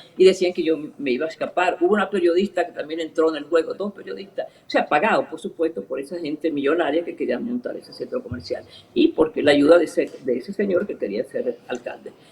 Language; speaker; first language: Spanish; early bilingual, other home language; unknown